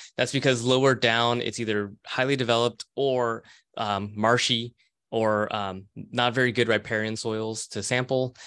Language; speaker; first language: English; native; English